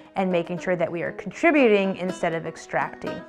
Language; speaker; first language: English; native; English